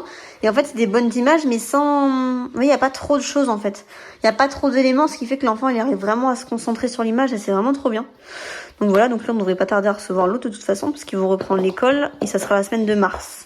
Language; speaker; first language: French; native; French